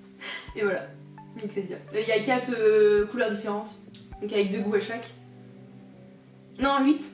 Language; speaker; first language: French; native; French